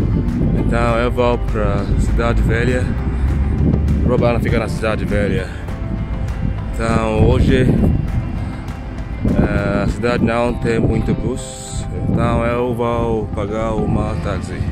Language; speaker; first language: Portuguese; non-native, learner; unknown